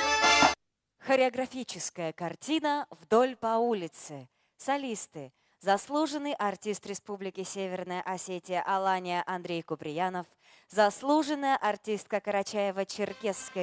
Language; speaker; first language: Russian; native; Russian